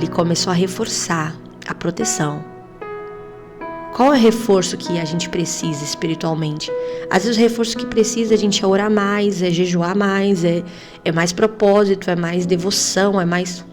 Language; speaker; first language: Portuguese; native; Portuguese